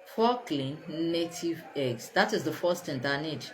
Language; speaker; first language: English; non-native, local second language; Yoruba